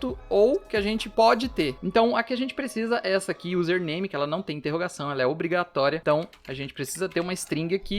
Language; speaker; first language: Portuguese; native; Portuguese